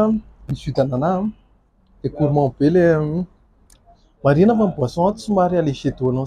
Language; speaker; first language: French; non-native, local second language; Malagasy